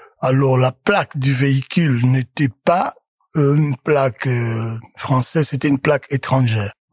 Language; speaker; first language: French; non-native, local second language; Lingala